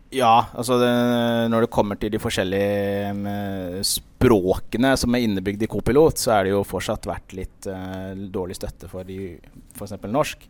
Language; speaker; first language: Norwegian; early bilingual, other home language; Punjabi